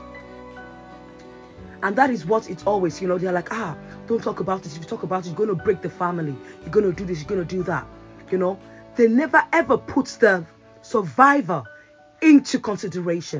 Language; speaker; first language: English; non-native, local second language; Yoruba